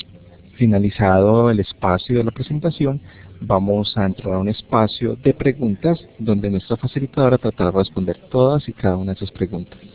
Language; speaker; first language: Spanish; native; Spanish